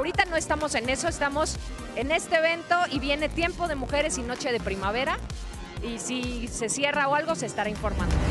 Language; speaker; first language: Spanish; native; Spanish